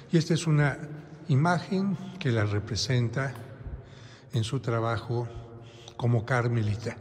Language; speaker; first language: Spanish; native; Spanish